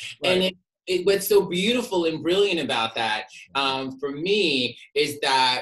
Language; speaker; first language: English; native; English